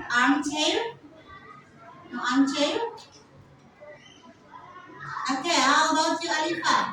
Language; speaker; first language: English; non-native, learner; Indonesian